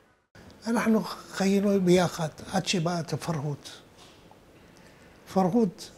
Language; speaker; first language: Hebrew; non-native, fluent; Arabic